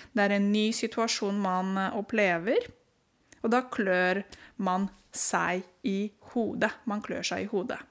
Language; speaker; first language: Norwegian; non-native, fluent; Romanian